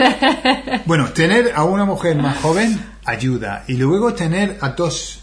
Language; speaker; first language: Spanish; non-native, fluent; English